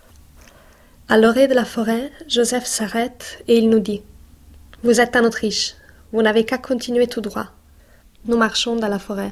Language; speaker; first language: French; non-native, fluent; Italian